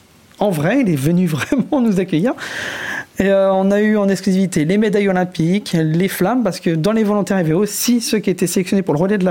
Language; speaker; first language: French; native; French